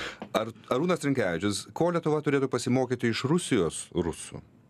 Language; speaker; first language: Lithuanian; native; Lithuanian